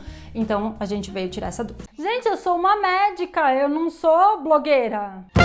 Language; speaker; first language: Portuguese; native; Portuguese